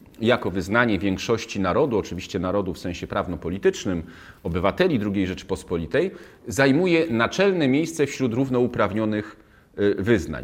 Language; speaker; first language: Polish; native; Polish